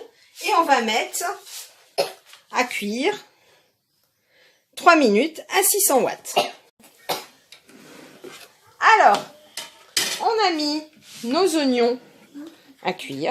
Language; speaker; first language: French; native; French